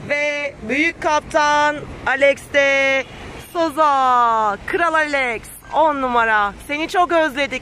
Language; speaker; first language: Turkish; native; Turkish